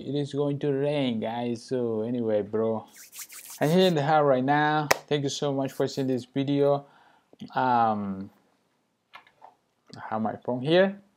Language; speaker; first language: English; non-native, learner; Spanish